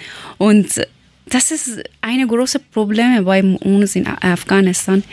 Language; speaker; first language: German; non-native, learner; Persian